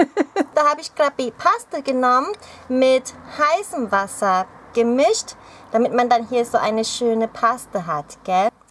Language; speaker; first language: German; early bilingual, other home language; Thai